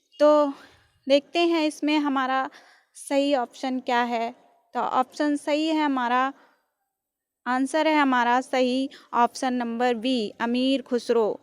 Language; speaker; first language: Hindi; native; Hindi